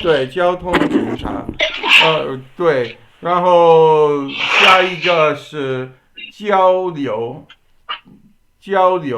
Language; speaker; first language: Chinese; non-native, learner; English